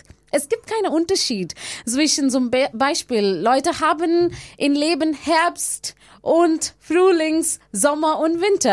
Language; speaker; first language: German; non-native, learner; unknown